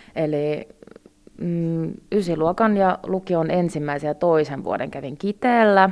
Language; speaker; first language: Finnish; early bilingual, other home language; Russian